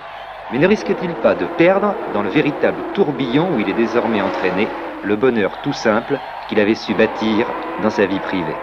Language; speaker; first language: French; native; French